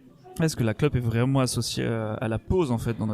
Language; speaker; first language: French; native; French